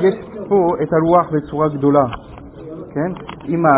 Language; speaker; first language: Hebrew; non-native, fluent; French